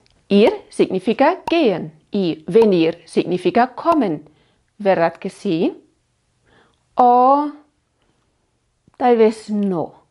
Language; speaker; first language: Spanish; non-native, fluent; German